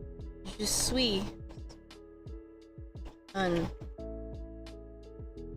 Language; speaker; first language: French; non-native, learner; English